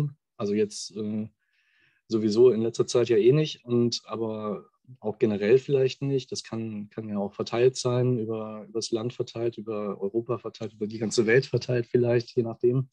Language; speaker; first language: German; native; German